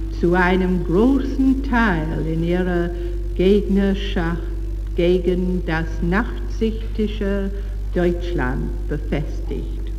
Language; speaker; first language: German; non-native, learner; English